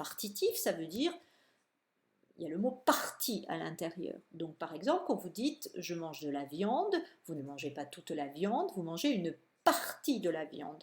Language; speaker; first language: French; native; French